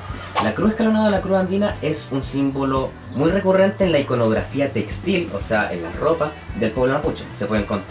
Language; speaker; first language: Spanish; native; Spanish